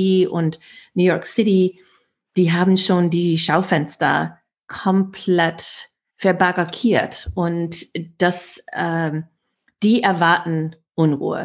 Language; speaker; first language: German; non-native, fluent; English